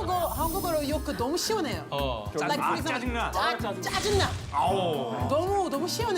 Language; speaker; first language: Korean; non-native, learner; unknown